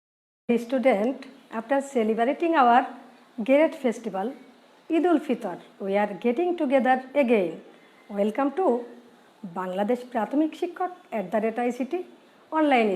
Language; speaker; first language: English; non-native, learner; Bangla